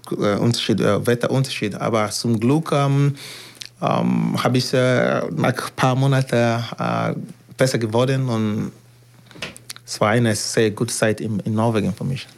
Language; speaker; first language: German; non-native, learner; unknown